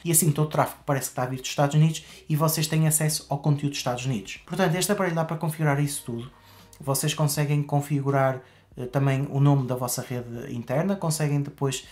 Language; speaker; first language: Portuguese; native; Portuguese